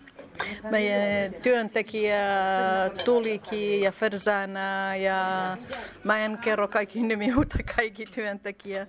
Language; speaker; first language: Finnish; non-native, learner; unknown